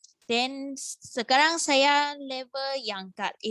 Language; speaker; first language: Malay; non-native, local second language; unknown